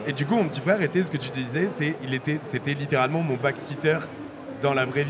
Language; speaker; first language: French; native; French